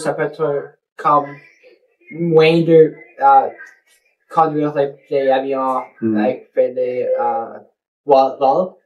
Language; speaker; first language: French; non-native, local second language; English